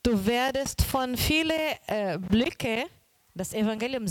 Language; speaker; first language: German; non-native, learner; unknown